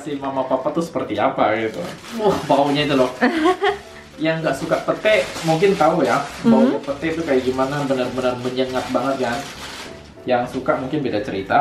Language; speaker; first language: Indonesian; native; Indonesian